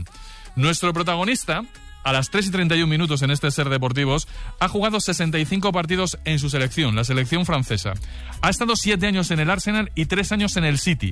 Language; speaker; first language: Spanish; native; Spanish